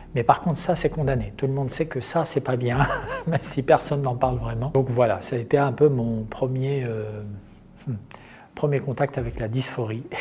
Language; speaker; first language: French; non-native, local second language; Arabic